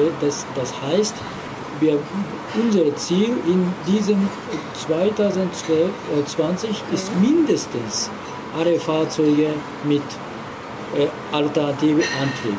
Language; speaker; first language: German; non-native, learner; Japanese